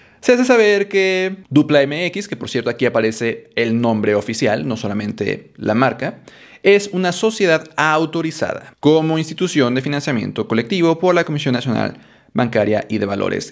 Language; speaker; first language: Spanish; native; Spanish